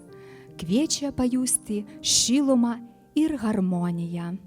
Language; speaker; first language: Lithuanian; native; Lithuanian